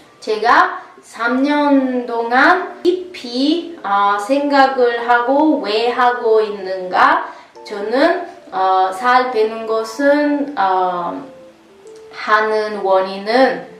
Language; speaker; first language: Korean; non-native, learner; Italian